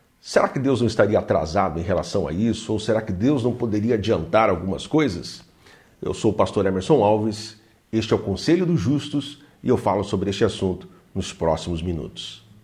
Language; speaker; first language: Portuguese; native; Portuguese